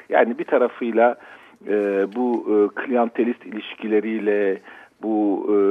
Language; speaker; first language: Turkish; native; Turkish